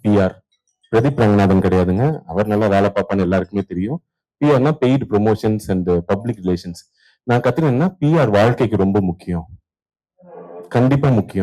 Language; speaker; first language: Tamil; native; Tamil